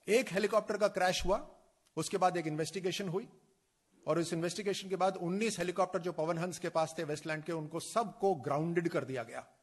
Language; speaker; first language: Hindi; native; Hindi